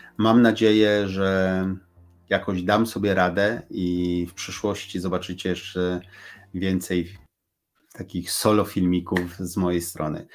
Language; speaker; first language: Polish; early bilingual, heritage; Polish